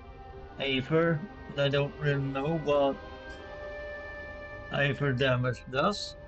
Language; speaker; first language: English; non-native, fluent; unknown